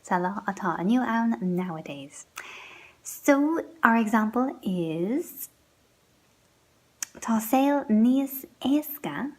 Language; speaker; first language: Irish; non-native, local second language; English